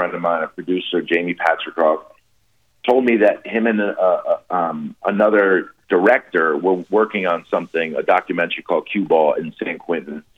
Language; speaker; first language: English; native; English